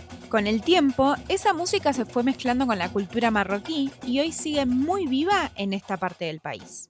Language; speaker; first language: Spanish; native; Spanish